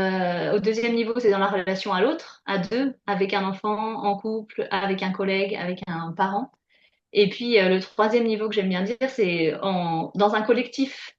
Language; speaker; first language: French; native; French